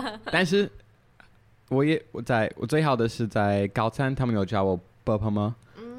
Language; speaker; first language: Chinese; non-native, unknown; English